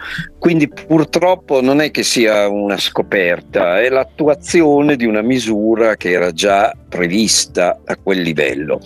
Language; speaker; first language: Italian; native; Italian